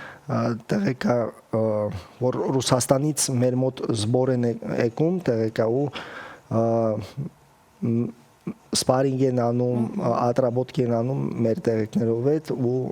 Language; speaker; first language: Armenian; early bilingual, heritage; Russian